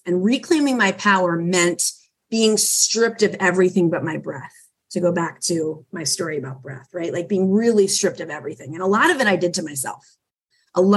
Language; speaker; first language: English; native; English